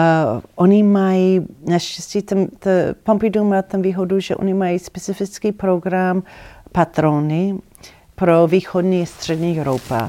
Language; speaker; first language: Czech; non-native, fluent; English